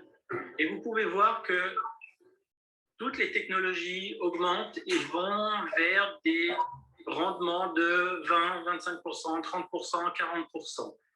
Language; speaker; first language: French; native; French